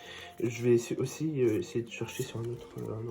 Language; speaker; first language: French; native; French